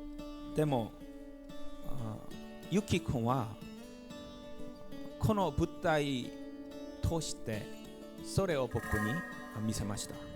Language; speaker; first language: Japanese; non-native, fluent; Korean